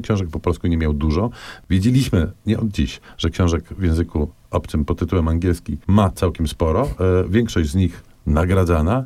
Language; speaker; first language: Polish; native; Polish